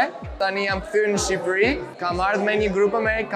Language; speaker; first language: Albanian; non-native, fluent; English